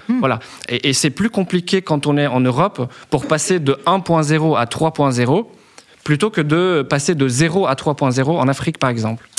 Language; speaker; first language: French; non-native, local second language; Arabic